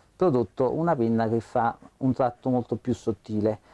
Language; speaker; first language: Italian; native; Italian